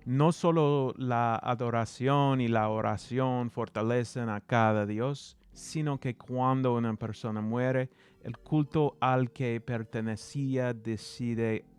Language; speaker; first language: Spanish; non-native, learner; English